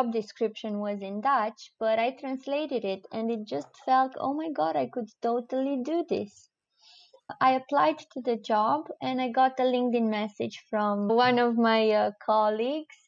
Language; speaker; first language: English; non-native, fluent; Romanian